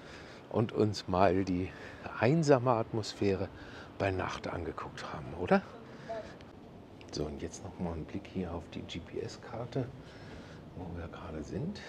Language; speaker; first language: German; native; German